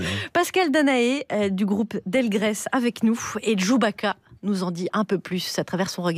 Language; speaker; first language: French; native; French